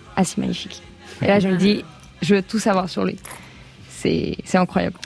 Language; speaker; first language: French; non-native, fluent; Ukrainian